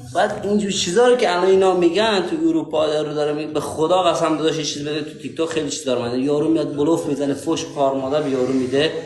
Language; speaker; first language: Persian; native; Persian